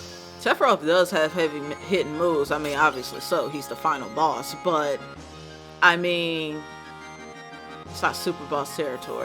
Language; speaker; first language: English; native; English